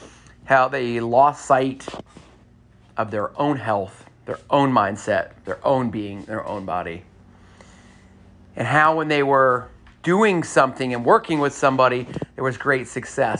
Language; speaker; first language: English; native; English